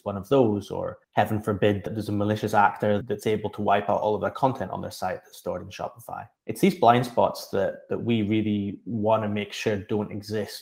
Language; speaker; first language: English; native; English